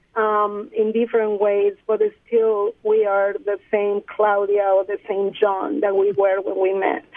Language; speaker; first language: English; non-native, fluent; Spanish